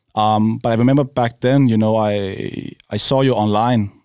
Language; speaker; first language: English; non-native, fluent; Danish